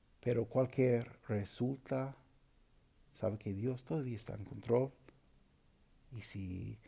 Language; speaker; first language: Spanish; non-native, fluent; English